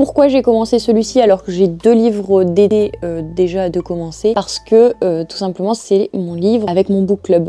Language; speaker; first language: French; native; French